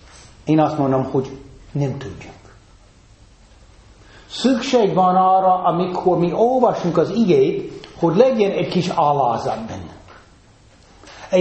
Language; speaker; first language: Hungarian; non-native, fluent; English